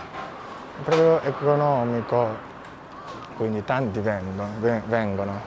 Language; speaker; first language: Italian; non-native, fluent; Japanese